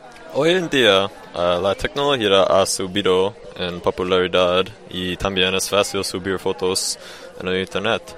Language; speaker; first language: Spanish; non-native, learner; English